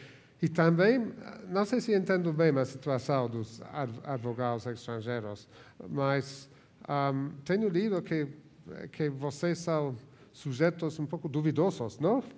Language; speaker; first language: Portuguese; non-native, fluent; Spanish